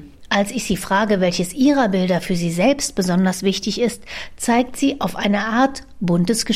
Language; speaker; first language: German; native; German